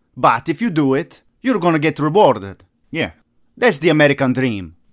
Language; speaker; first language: English; non-native, fluent; Italian